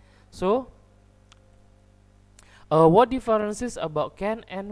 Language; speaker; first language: English; non-native, learner; Indonesian